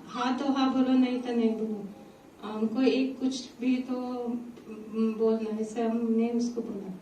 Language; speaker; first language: Hindi; non-native, local second language; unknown